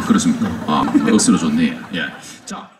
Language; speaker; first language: Korean; native; Korean